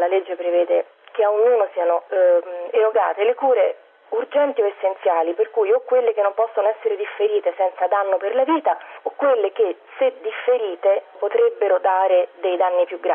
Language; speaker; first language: Italian; native; Italian